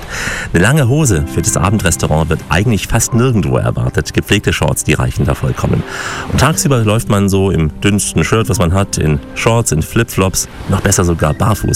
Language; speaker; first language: German; native; German